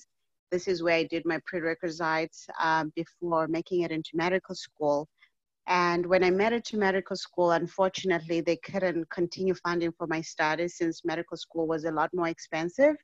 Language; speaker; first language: English; non-native, local second language; North Ndebele